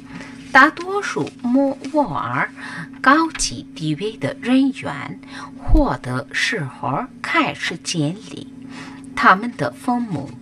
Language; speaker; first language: Chinese; non-native, learner; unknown